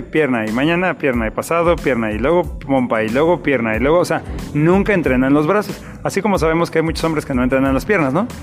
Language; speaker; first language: Spanish; native; Spanish